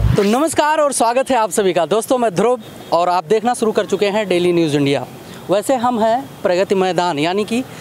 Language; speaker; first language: Hindi; native; Hindi